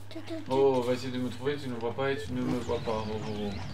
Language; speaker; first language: French; native; French